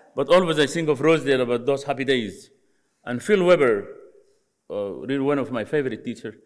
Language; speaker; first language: English; non-native, fluent; Arabic